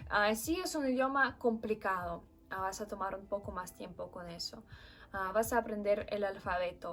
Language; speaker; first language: Spanish; non-native, fluent; Russian